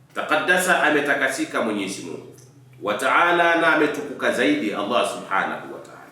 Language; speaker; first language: Swahili; native; Swahili